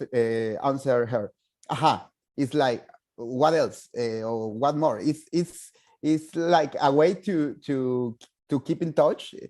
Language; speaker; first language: English; non-native, fluent; Spanish